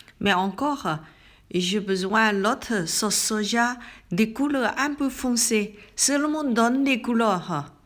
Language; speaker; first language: French; non-native, learner; Chinese